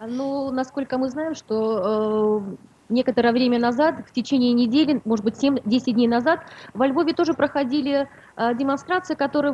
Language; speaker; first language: Russian; native; Russian